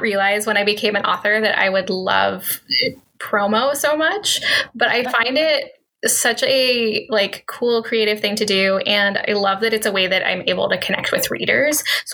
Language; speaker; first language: English; native; English